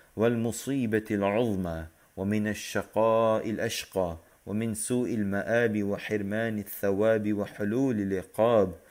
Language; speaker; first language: Arabic; non-native, fluent; Turkish